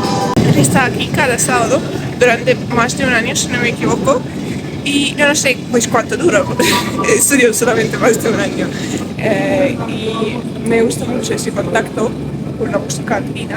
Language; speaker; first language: Spanish; non-native, fluent; Russian